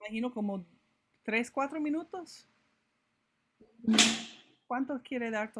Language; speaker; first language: Spanish; non-native, fluent; English